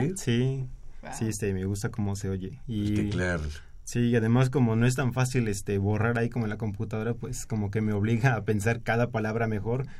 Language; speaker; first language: Spanish; native; Spanish